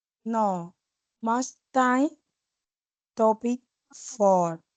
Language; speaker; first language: English; non-native, learner; Spanish